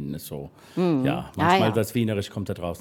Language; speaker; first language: German; non-native, fluent; English